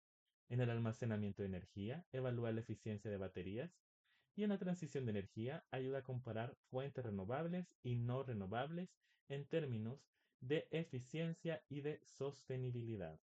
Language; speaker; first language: Spanish; native; Spanish